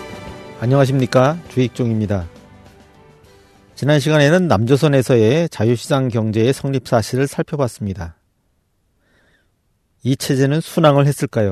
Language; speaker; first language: Korean; native; Korean